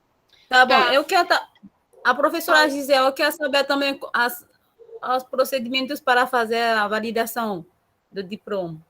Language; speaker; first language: Portuguese; non-native, learner; Haitian Creole